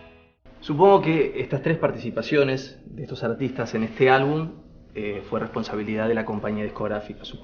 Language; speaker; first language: Spanish; native; Spanish